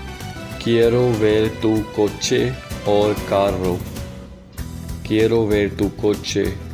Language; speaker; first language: Spanish; non-native, fluent; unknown